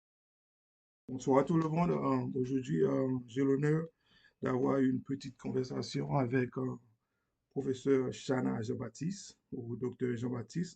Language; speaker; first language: French; non-native, learner; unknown